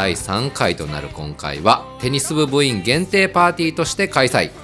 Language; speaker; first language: Japanese; native; Japanese